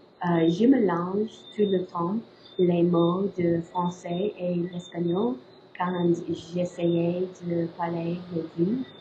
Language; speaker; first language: French; non-native, learner; English